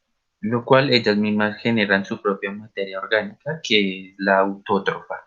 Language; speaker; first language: Spanish; native; Spanish